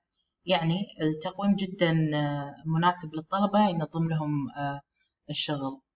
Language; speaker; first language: Arabic; native; Arabic